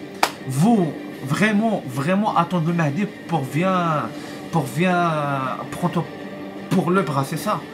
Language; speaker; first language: French; non-native, learner; Arabic